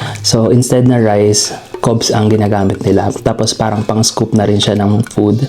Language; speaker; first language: Filipino; native; Filipino